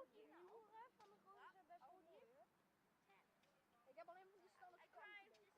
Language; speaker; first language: Dutch; native; Dutch